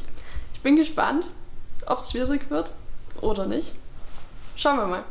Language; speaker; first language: German; native; German